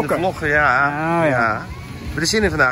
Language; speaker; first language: Dutch; native; Dutch